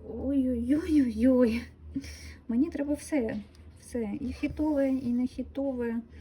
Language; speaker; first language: Ukrainian; non-native, local second language; Russian